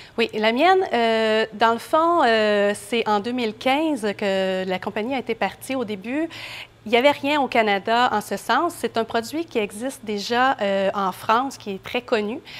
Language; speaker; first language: French; native; French